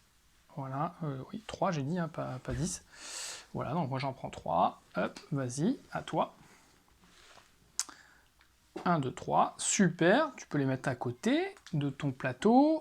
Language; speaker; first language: French; native; French